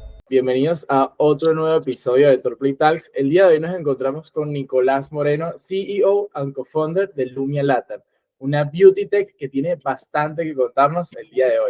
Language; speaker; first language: Spanish; native; Spanish